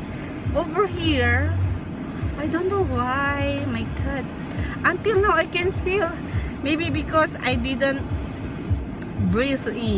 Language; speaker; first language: English; non-native, local second language; Filipino